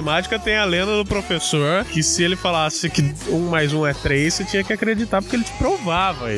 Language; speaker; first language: Portuguese; native; Portuguese